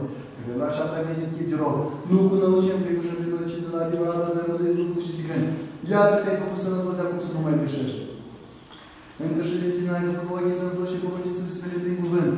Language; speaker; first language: Romanian; native; Romanian